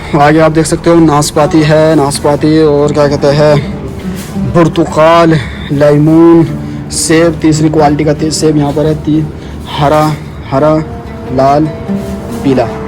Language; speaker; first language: Urdu; native; Urdu